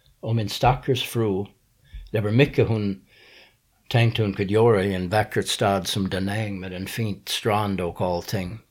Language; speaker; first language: Swedish; non-native, fluent; English